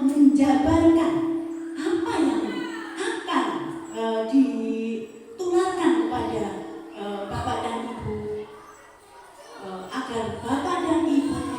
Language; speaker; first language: Indonesian; non-native, local second language; Javanese